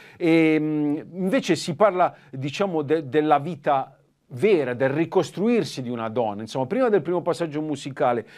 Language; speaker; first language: Italian; native; Italian